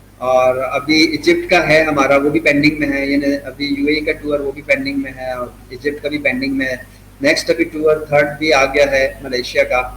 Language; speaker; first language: Urdu; native; Urdu